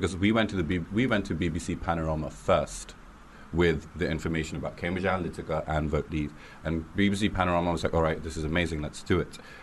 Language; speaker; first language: English; non-native, local second language; Urdu